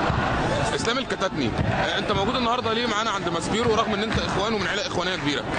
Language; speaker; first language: Arabic; native; Arabic